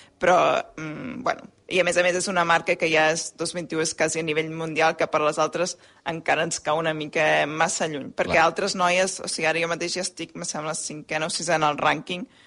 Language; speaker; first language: Catalan; native; Catalan